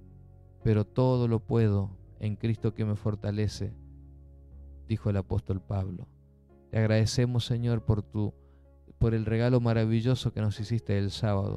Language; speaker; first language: Spanish; native; Spanish